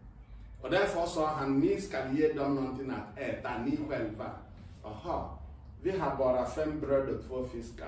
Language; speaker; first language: Swedish; non-native, fluent; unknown